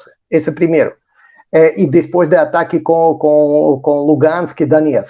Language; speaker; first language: Portuguese; non-native, fluent; Russian